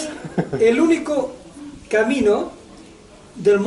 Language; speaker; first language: Spanish; non-native, local second language; Catalan